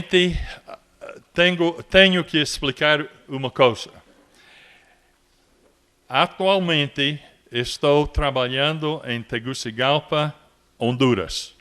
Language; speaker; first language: Portuguese; non-native, fluent; English